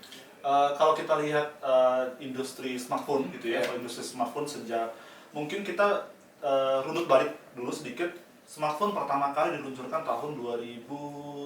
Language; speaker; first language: Indonesian; native; Indonesian